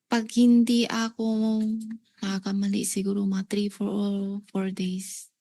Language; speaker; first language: Filipino; non-native, learner; Chinese